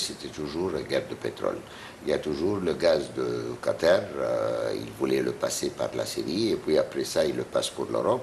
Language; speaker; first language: French; non-native, fluent; Arabic